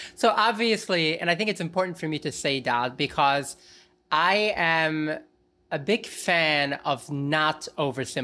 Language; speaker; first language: English; early bilingual, other home language; Yiddish